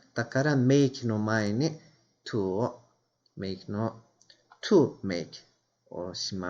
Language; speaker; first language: Japanese; non-native, fluent; Turkish